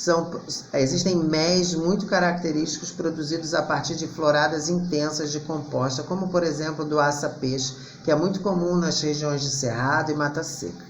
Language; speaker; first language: Portuguese; native; Portuguese